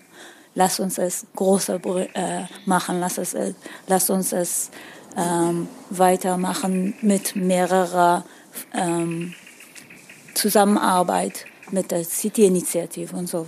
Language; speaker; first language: German; non-native, fluent; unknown